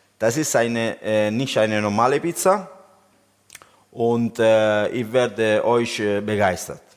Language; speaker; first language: German; non-native, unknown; Italian